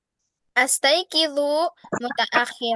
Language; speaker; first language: Arabic; non-native, fluent; Indonesian